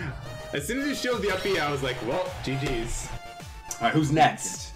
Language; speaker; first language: English; native; English